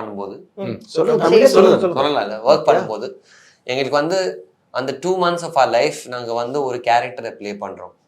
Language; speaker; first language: Tamil; non-native, fluent; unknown